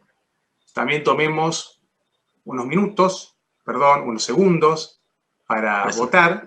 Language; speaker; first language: Spanish; native; Spanish